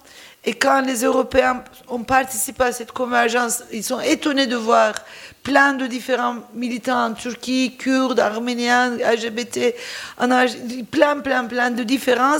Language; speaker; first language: French; non-native, fluent; Turkish